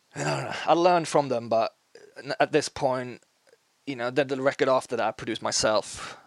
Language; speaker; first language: English; non-native, fluent; Swedish